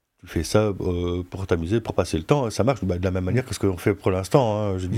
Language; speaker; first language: French; native; French